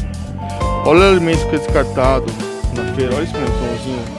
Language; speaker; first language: Portuguese; native; Portuguese